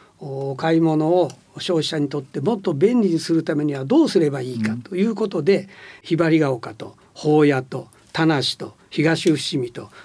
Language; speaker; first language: Japanese; native; Japanese